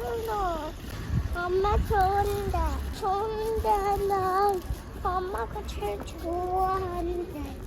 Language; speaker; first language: Korean; early bilingual, heritage; Korean